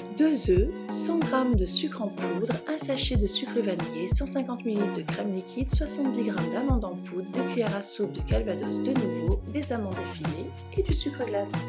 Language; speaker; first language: French; native; French